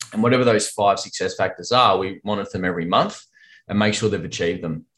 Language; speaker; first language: English; native; English